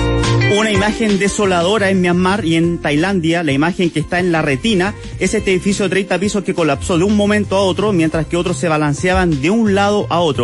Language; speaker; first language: Spanish; native; Spanish